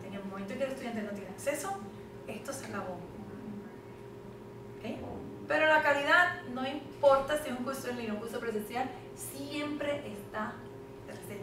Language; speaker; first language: Spanish; native; Spanish